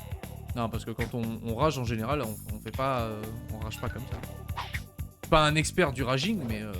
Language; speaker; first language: French; native; French